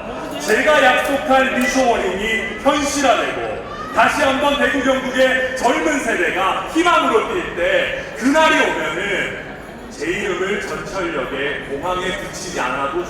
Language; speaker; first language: Korean; native; Korean